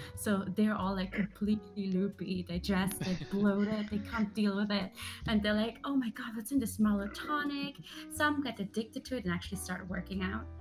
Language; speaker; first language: English; early bilingual, other home language; German